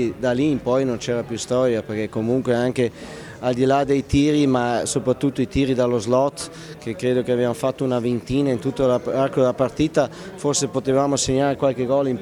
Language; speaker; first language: Italian; non-native, local second language; German